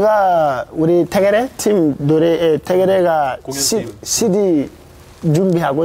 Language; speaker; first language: Korean; non-native, learner; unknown